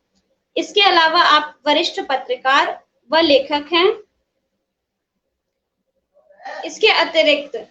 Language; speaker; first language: Hindi; native; Hindi